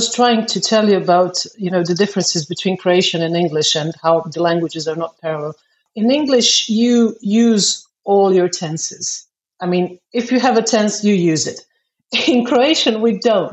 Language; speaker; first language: English; non-native, fluent; Croatian